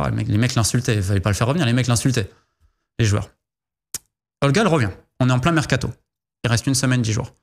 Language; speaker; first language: French; native; French